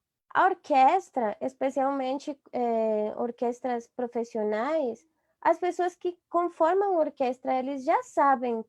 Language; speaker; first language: Portuguese; non-native, fluent; Spanish